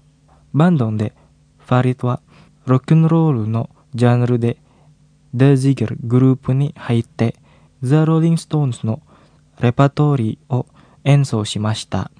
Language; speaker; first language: Japanese; non-native, fluent; Indonesian